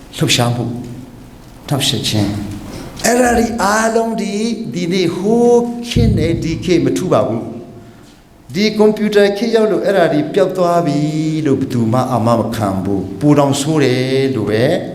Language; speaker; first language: Burmese; non-native, local second language; Hakha Chin